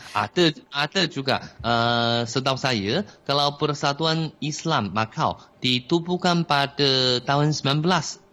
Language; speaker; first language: Malay; non-native, fluent; Chinese